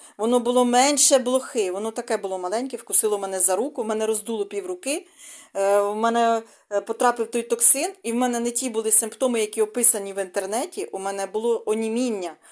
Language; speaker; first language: Ukrainian; non-native, local second language; Russian